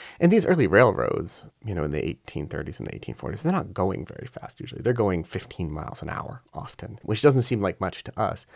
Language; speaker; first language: English; native; English